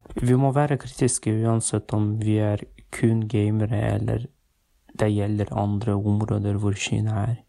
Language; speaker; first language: Norwegian; non-native, fluent; Uyghur